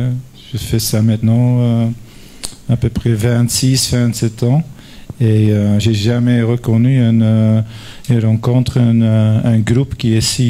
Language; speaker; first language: French; non-native, learner; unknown